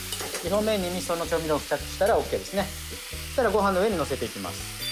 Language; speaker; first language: Japanese; native; Japanese